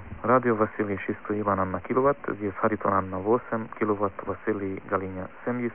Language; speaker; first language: Russian; non-native, learner; Hungarian